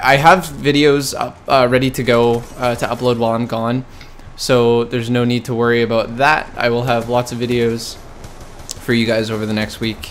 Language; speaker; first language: English; native; English